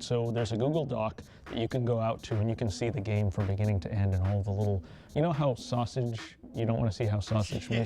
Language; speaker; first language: English; native; English